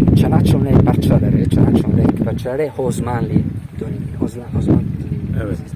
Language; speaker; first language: Turkish; non-native, learner; Italian